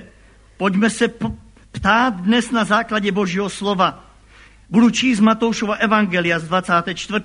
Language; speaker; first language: Czech; native; Czech